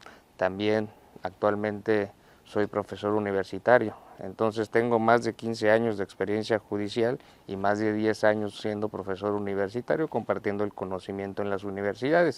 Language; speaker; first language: Spanish; native; Spanish